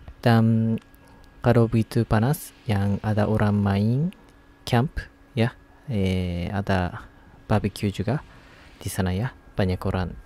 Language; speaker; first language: Indonesian; non-native, fluent; Japanese